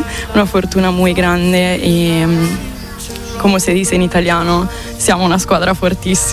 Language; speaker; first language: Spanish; non-native, fluent; Italian